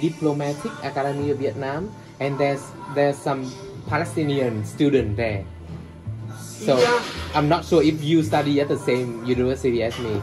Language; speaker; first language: English; non-native, fluent; Vietnamese